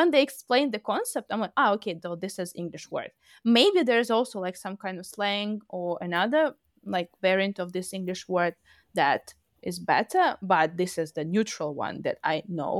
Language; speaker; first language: English; non-native, fluent; Russian